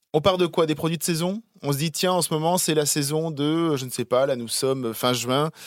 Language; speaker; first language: French; native; French